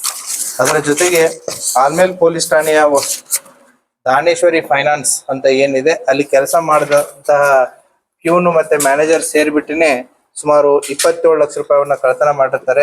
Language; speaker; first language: Kannada; native; Kannada